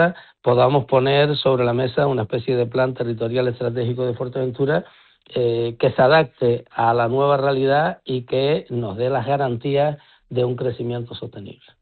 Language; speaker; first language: Spanish; native; Spanish